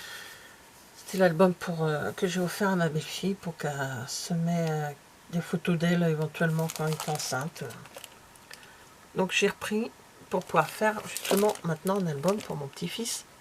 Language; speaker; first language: French; native; French